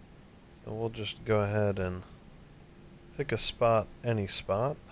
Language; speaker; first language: English; native; English